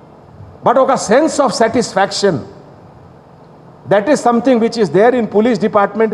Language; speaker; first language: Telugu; non-native, fluent; Hindi